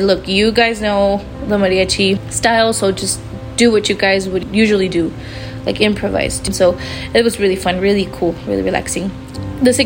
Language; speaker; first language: English; native; English